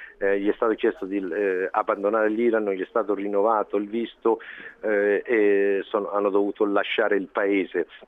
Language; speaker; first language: Italian; early bilingual, heritage; Persian